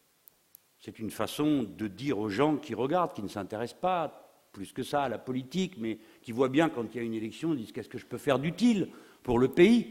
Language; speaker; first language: French; native; French